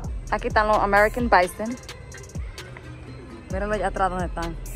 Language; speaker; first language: Spanish; early bilingual, heritage; Spanish